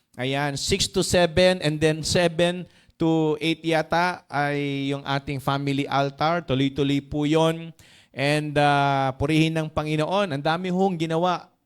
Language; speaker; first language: Filipino; native; Filipino